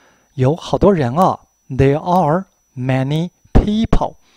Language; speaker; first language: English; non-native, fluent; Chinese